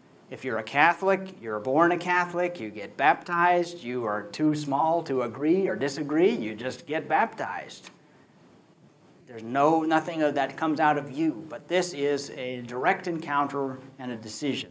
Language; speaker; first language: English; native; English